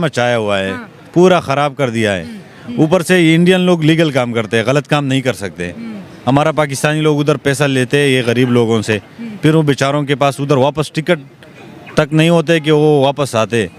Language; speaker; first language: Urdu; non-native, local second language; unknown